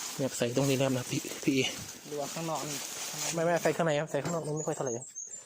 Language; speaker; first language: Thai; non-native, local second language; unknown